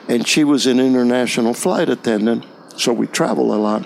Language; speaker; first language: English; non-native, fluent; Spanish